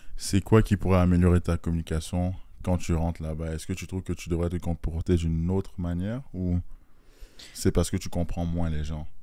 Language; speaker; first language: French; native; French